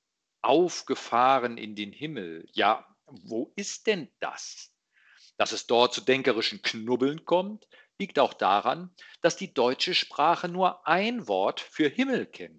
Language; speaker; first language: German; native; German